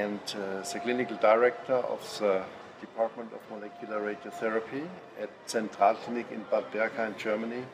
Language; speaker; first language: English; non-native, fluent; German